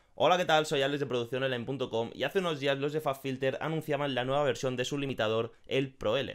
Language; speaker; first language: Spanish; native; Spanish